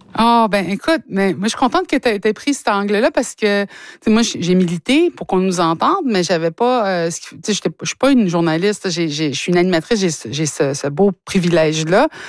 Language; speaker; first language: French; native; French